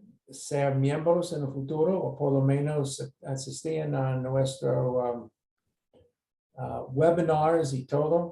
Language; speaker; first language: Spanish; non-native, fluent; English